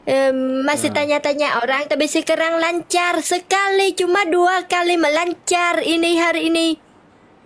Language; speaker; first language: Indonesian; non-native, learner; Vietnamese